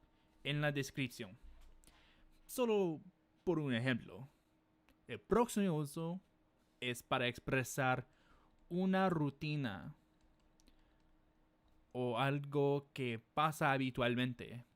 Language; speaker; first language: Spanish; non-native, fluent; English